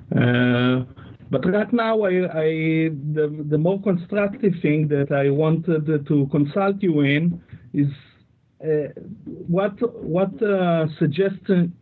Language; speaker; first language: English; non-native, fluent; Hebrew